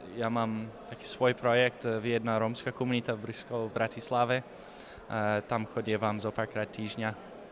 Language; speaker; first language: Slovak; non-native, learner; English